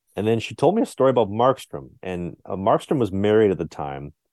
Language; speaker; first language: English; native; English